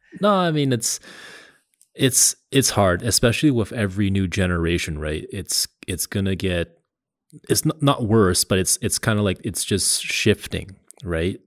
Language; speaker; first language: English; early bilingual, other home language; Cantonese